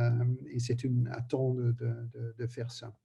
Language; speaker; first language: French; non-native, learner; Dutch